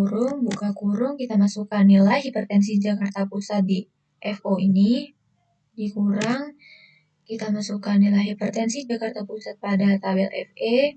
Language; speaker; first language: Indonesian; native; Indonesian